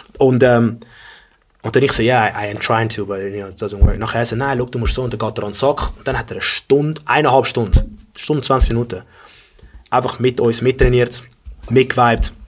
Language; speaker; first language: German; early bilingual, other home language; English